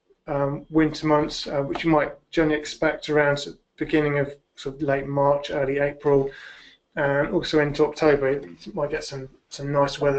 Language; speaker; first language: English; native; English